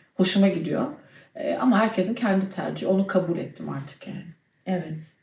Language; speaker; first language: Turkish; early bilingual, heritage; Turkish